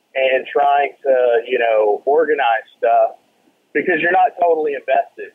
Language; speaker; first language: English; native; English